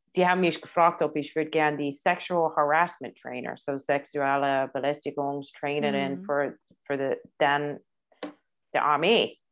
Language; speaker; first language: German; non-native, fluent; English